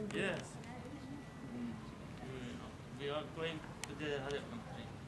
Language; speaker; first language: English; non-native, learner; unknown